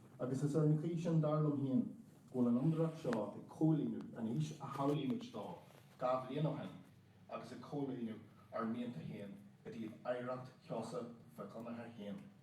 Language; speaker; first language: Irish; native; Irish